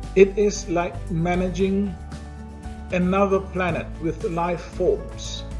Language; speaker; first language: English; non-native, local second language; Malay